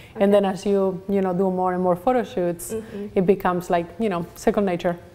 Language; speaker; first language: English; non-native, fluent; Spanish